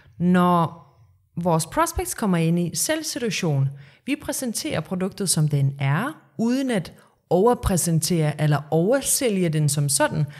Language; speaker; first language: Danish; non-native, fluent; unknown